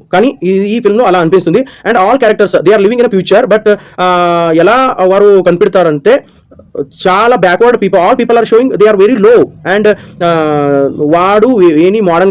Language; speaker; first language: Telugu; non-native, learner; Kannada